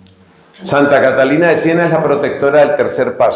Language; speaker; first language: Spanish; native; Spanish